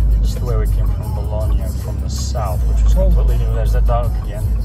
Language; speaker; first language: English; native; English